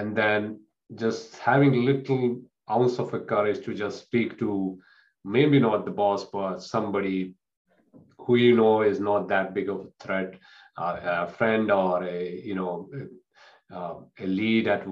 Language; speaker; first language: English; non-native, local second language; Punjabi